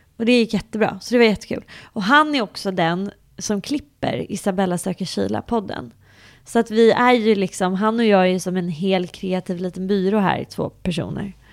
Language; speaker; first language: Swedish; early bilingual, other home language; English